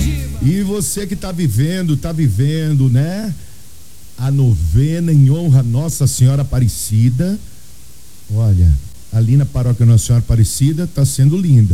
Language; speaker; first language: Portuguese; native; Portuguese